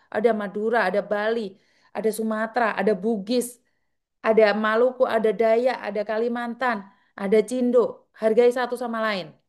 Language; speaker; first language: Indonesian; native; Indonesian